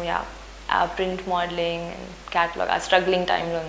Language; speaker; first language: Telugu; non-native, learner; Hindi